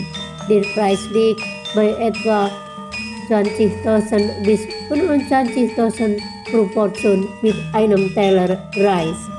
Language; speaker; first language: German; non-native, fluent; Indonesian